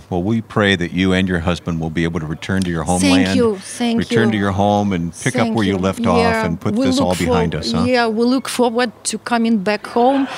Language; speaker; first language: English; non-native, fluent; Ukrainian